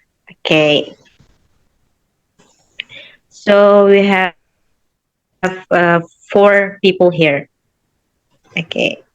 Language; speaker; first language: English; non-native, learner; Indonesian